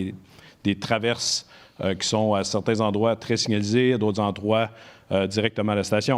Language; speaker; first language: French; native; French